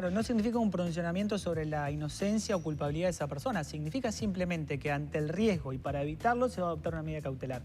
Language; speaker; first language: Spanish; native; Spanish